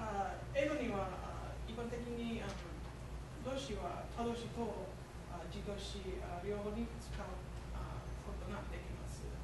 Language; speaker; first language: Japanese; non-native, learner; English